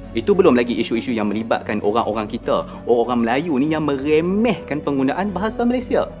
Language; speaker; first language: Malay; native; Malay